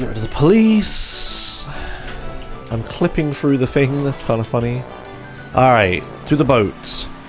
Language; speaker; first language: English; native; English